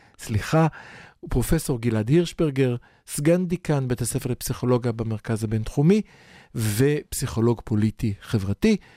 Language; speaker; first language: Hebrew; native; Hebrew